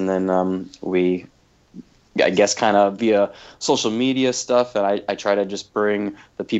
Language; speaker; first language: English; native; English